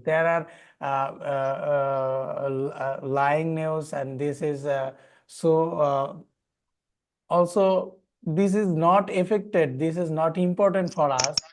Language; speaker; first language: English; non-native, learner; Bangla